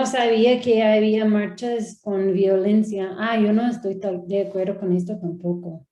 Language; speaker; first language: Spanish; non-native, learner; English